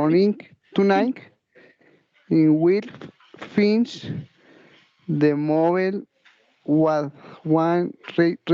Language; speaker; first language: English; non-native, learner; Spanish